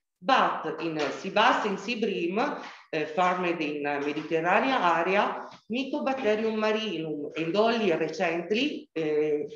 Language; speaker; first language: English; non-native, learner; Italian